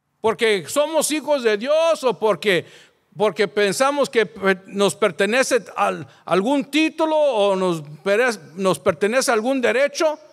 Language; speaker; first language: Spanish; early bilingual, heritage; Spanish